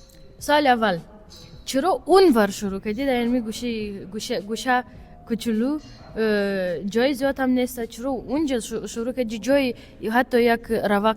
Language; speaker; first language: Persian; early bilingual, heritage; Persian